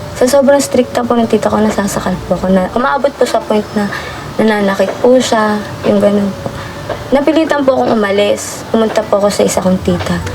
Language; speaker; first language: Filipino; native; Filipino